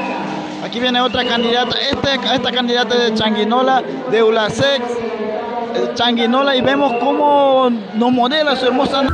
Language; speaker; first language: Spanish; non-native, local second language; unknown